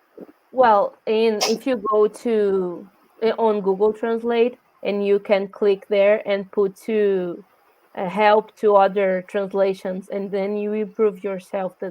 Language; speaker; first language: English; non-native, learner; Portuguese